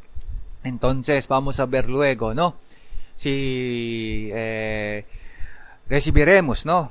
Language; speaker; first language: Spanish; non-native, learner; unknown